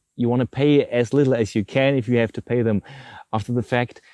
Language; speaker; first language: English; non-native, fluent; German